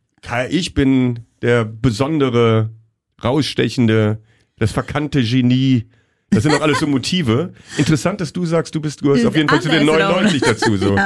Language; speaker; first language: German; native; German